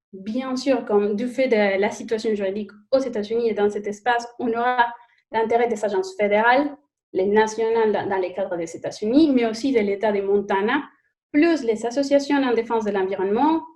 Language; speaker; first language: French; non-native, fluent; Spanish